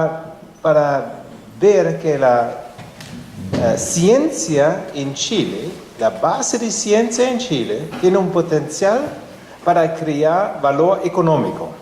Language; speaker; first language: Spanish; non-native, fluent; German